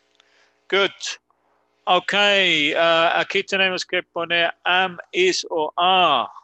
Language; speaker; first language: Spanish; non-native, fluent; English